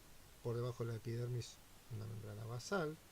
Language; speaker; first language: Spanish; native; Spanish